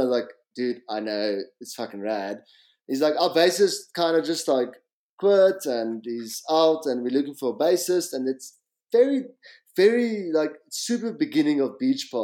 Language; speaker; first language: English; native; English